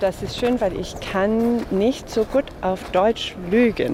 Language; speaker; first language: German; non-native, fluent; English